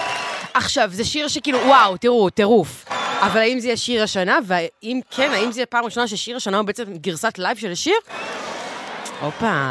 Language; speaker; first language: Hebrew; native; Hebrew